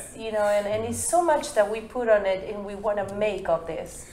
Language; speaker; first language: English; non-native, fluent; Spanish